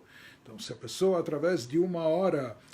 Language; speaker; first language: Portuguese; native; Portuguese